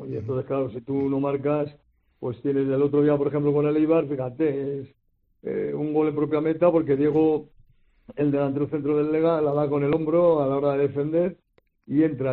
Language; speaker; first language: Spanish; native; Spanish